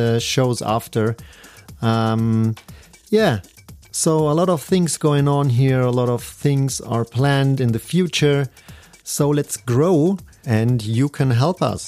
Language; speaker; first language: English; non-native, fluent; German